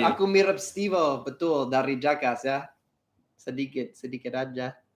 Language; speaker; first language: Indonesian; non-native, learner; English